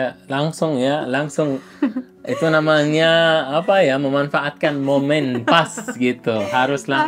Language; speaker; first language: Indonesian; non-native, fluent; Arabic